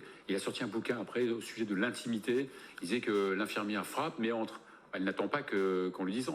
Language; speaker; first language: French; native; French